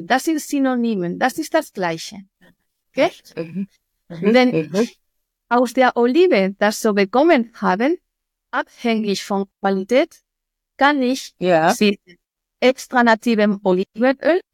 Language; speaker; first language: German; non-native, fluent; Spanish